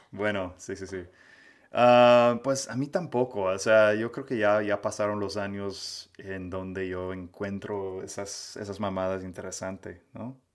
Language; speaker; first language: Spanish; non-native, fluent; English